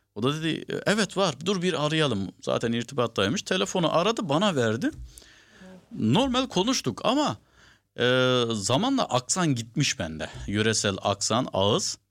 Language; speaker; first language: Turkish; native; Turkish